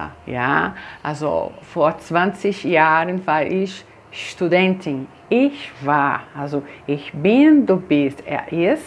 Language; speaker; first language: German; non-native, fluent; Portuguese